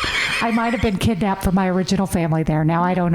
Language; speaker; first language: English; native; English